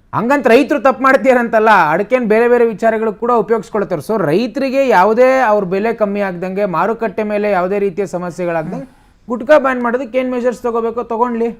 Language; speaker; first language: Kannada; native; Kannada